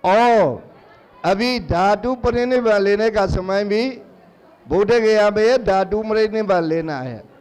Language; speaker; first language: Hindi; non-native, learner; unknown